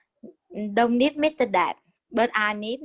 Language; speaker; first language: English; non-native, learner; Vietnamese